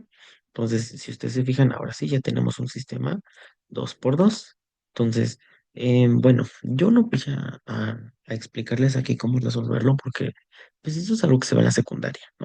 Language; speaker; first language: Spanish; native; Spanish